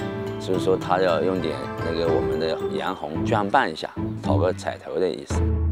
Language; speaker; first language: Chinese; native; Chinese